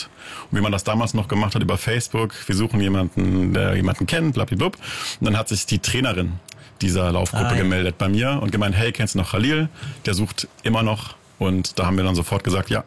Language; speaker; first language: German; native; German